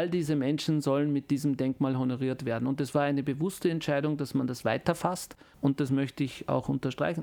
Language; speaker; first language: German; early bilingual, other home language; Turkish